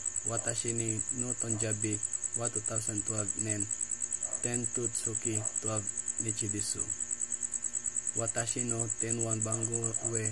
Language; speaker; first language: Japanese; non-native, learner; Filipino